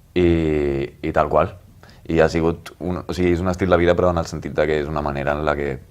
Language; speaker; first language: Catalan; native; Catalan